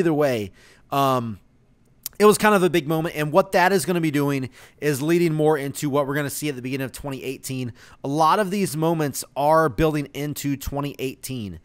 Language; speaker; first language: English; native; English